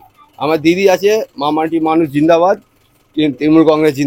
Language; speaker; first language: Bangla; non-native, local second language; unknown